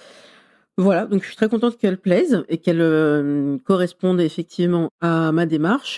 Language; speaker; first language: French; native; French